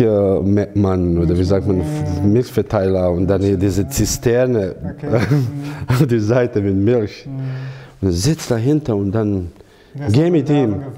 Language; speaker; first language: German; non-native, learner; Croatian